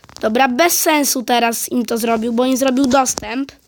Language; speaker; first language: Polish; native; Polish